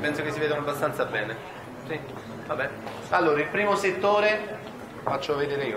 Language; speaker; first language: Italian; native; Italian